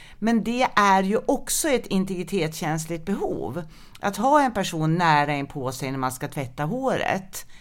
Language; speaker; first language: Swedish; native; Swedish